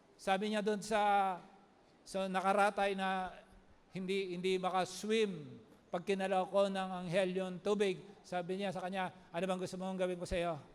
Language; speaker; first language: Filipino; non-native, local second language; Pampanga